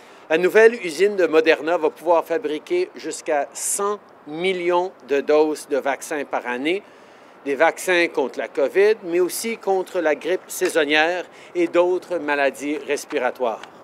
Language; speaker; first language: French; native; French